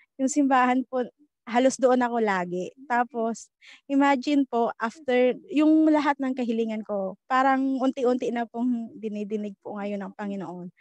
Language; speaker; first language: Filipino; non-native, local second language; Bikol